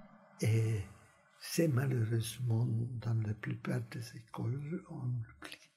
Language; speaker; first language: French; non-native, fluent; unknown